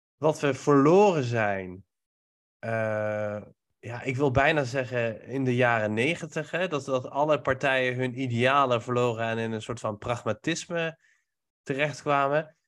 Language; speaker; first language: Dutch; early bilingual, other home language; Persian